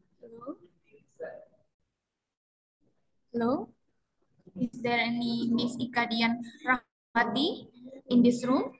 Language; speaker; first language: English; non-native, fluent; Indonesian